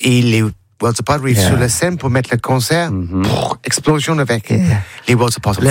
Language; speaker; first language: French; non-native, learner; English